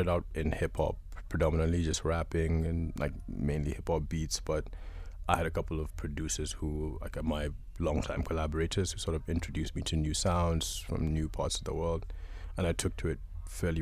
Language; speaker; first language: English; non-native, local second language; Ganda